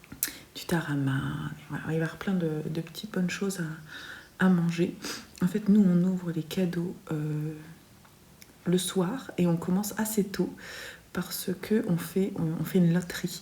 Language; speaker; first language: French; native; French